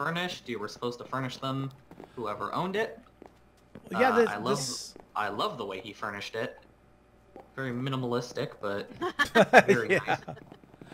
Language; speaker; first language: English; native; English